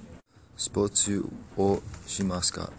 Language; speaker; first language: Japanese; non-native, learner; English